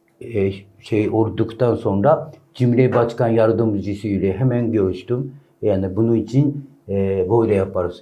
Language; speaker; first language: Turkish; non-native, learner; Japanese